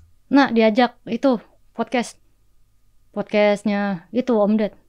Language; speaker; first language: Indonesian; native; Indonesian